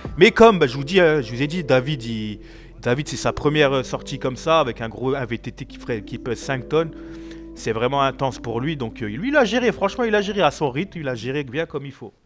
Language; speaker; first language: French; native; French